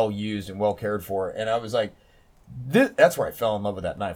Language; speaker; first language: English; native; English